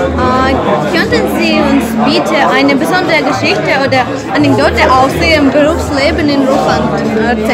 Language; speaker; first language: German; non-native, fluent; Russian